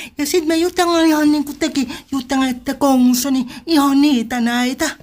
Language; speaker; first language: Finnish; native; Finnish